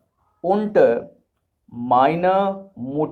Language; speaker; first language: German; non-native, learner; Urdu